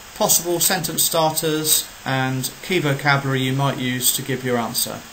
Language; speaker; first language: English; native; English